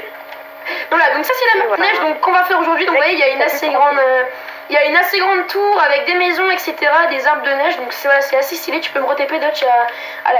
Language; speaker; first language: French; native; French